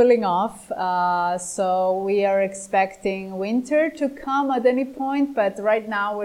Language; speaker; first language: English; non-native, fluent; Greek